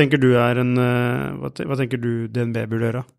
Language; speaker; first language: Norwegian; native; Norwegian